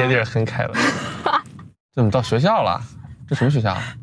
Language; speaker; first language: Chinese; native; Chinese